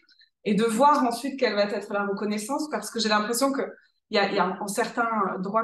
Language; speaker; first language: French; native; French